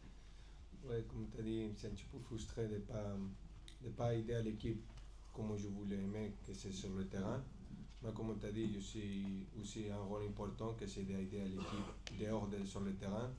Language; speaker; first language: French; non-native, fluent; Spanish